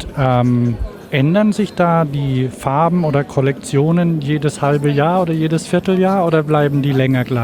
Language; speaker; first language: German; native; German